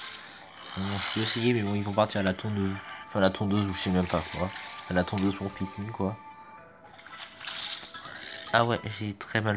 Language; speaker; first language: French; native; French